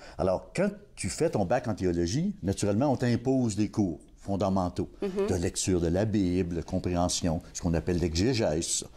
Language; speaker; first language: French; native; French